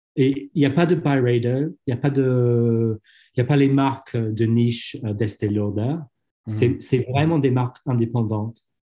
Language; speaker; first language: French; non-native, fluent; English